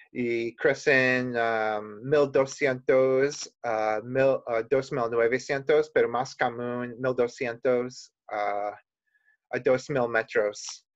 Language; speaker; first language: Spanish; non-native, learner; English